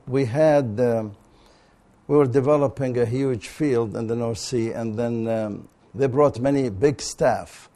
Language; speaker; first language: English; non-native, fluent; Arabic